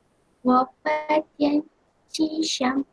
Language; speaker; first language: Chinese; non-native, learner; Malay